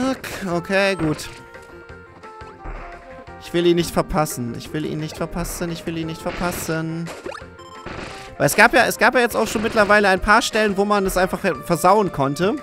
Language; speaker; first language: German; native; German